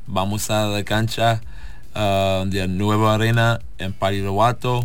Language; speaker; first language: Spanish; non-native, learner; English